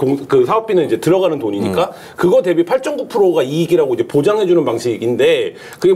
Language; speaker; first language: Korean; native; Korean